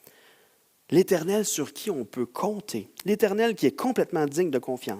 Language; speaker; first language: French; native; French